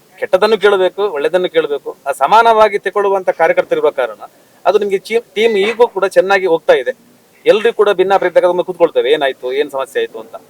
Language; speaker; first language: Kannada; native; Kannada